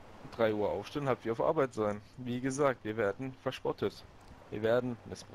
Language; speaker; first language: German; native; German